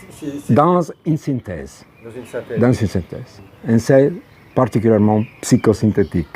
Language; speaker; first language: French; non-native, fluent; Italian